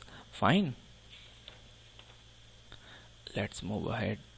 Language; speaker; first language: English; non-native, local second language; Hindi